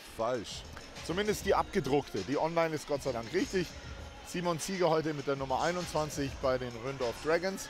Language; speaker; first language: German; native; German